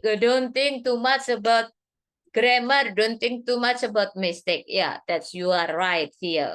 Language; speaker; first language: English; non-native, fluent; Indonesian